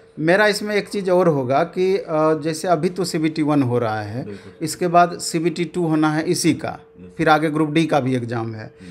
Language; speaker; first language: Hindi; native; Hindi